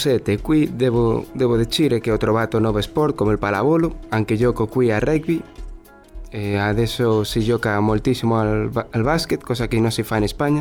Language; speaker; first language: Italian; non-native, learner; Spanish